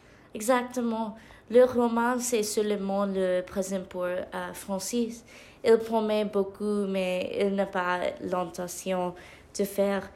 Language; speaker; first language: French; non-native, learner; English